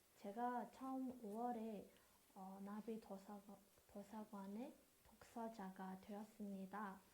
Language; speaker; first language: Korean; non-native, fluent; Mongolian